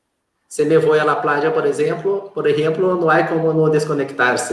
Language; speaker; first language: Spanish; non-native, fluent; Portuguese